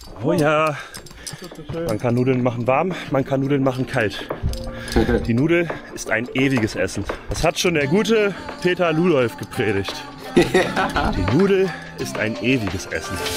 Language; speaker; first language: German; native; German